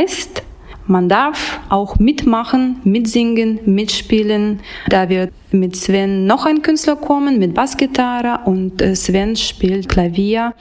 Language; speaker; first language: German; non-native, fluent; Russian